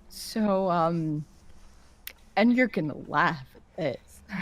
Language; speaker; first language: English; native; English